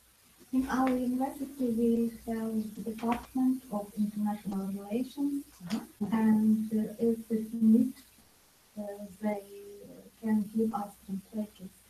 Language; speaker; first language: English; non-native, learner; Ukrainian